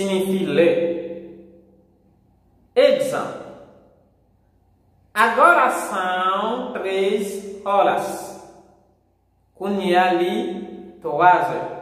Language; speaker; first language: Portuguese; non-native, fluent; Haitian Creole